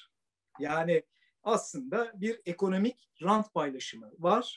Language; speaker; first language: Turkish; native; Turkish